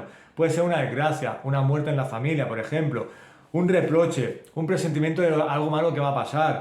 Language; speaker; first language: Spanish; native; Spanish